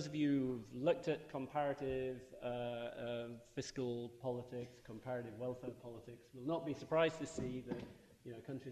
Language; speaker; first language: English; native; English